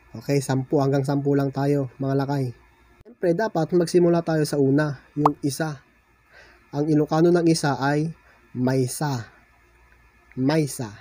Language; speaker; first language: Filipino; non-native, local second language; Iloko